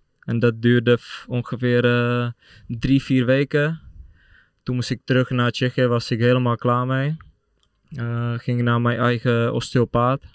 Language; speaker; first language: Dutch; non-native, fluent; Czech